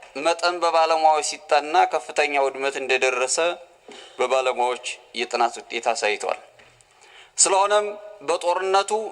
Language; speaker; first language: Amharic; native; Amharic